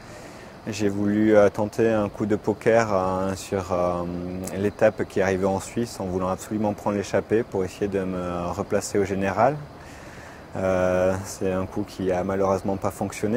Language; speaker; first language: French; native; French